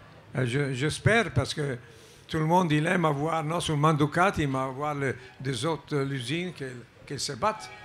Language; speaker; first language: French; non-native, fluent; Italian